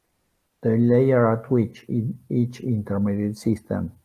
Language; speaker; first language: English; non-native, fluent; Spanish